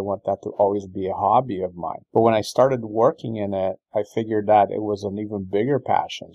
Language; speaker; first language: English; non-native, fluent; Portuguese